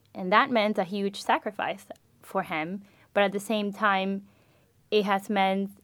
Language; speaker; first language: English; non-native, fluent; Spanish